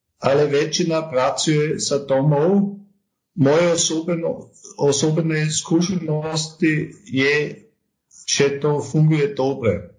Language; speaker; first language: Slovak; non-native, learner; German